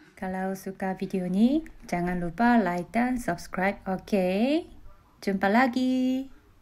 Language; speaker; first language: Malay; non-native, learner; Korean